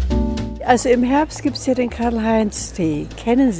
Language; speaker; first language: German; native; German